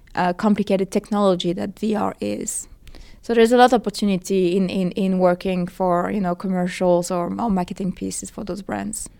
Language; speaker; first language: English; non-native, fluent; French